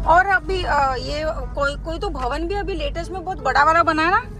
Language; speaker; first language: Hindi; non-native, local second language; Marathi